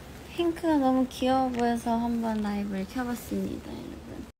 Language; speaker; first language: Korean; early bilingual, heritage; Korean